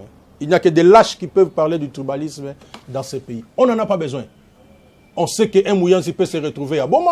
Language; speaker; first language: French; non-native, local second language; Lingala